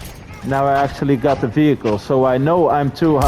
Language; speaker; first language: English; non-native, fluent; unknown